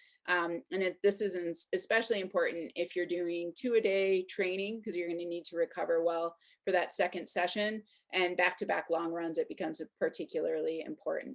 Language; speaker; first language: English; native; English